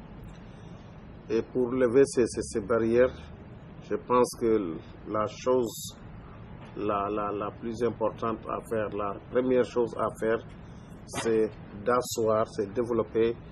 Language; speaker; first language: French; non-native, local second language; Wolof